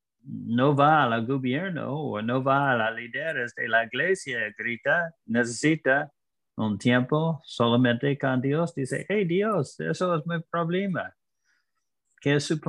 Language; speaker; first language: Spanish; non-native, learner; English